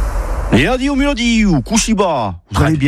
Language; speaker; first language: French; native; French